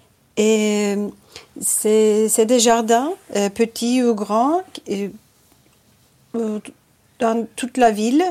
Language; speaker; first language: French; non-native, fluent; Turkish